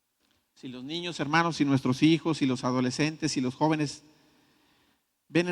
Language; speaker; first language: Spanish; native; Spanish